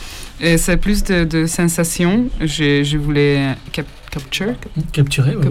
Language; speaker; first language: French; non-native, learner; Hungarian